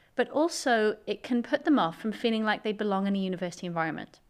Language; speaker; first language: English; native; English